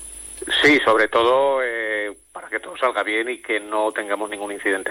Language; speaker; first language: Spanish; native; Spanish